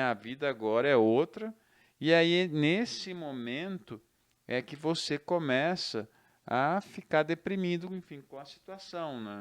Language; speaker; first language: Portuguese; native; Portuguese